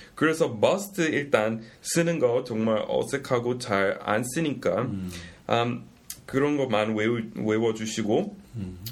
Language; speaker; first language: Korean; non-native, fluent; English